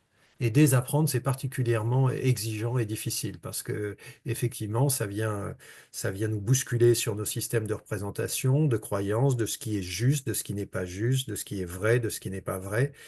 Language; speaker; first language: French; native; French